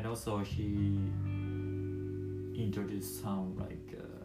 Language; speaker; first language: English; non-native, learner; Japanese